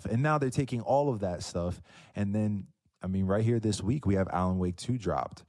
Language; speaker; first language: English; native; English